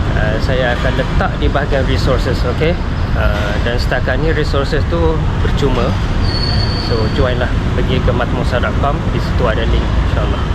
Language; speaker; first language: Malay; non-native, fluent; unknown